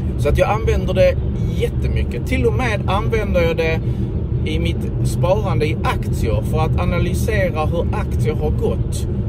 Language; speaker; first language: Swedish; native; Swedish